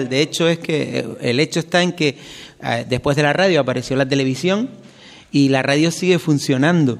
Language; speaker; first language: Spanish; native; Spanish